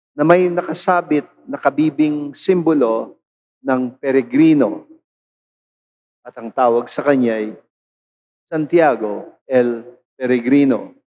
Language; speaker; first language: Filipino; non-native, local second language; Pampanga